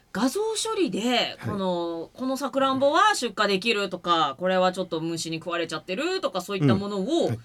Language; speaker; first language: Japanese; native; Japanese